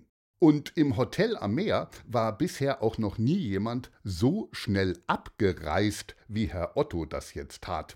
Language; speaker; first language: German; native; German